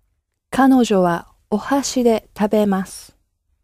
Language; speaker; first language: Japanese; non-native, learner; English